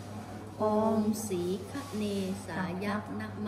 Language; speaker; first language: Japanese; non-native, fluent; Thai